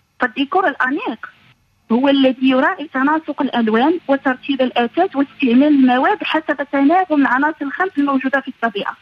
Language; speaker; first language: Arabic; native; Arabic